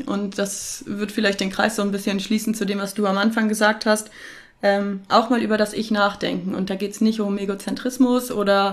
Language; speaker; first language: German; native; German